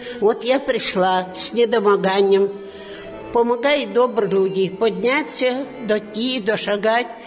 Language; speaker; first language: Russian; native; Russian